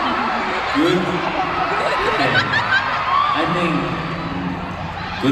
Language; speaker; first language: English; non-native, learner; Korean